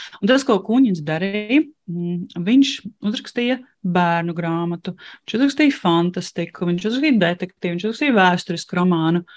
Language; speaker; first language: Latvian; non-native, local second language; Russian